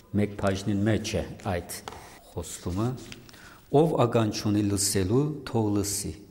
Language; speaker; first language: Armenian; native; Armenian